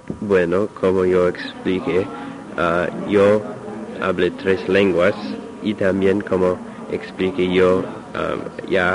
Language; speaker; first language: Spanish; non-native, learner; English